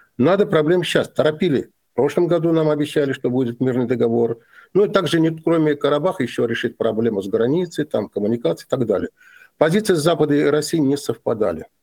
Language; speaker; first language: Russian; non-native, local second language; Azerbaijani